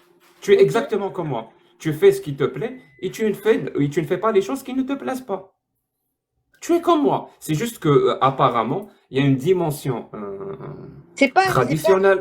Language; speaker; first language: French; native; French